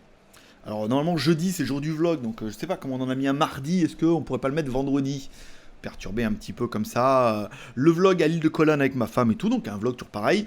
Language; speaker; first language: French; native; French